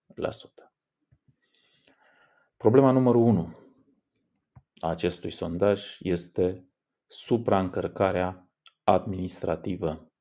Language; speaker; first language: Romanian; native; Romanian